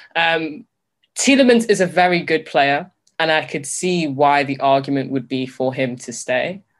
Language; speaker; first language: English; native; English